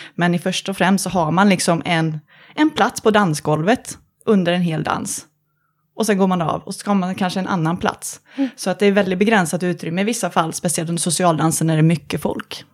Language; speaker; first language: Swedish; native; Swedish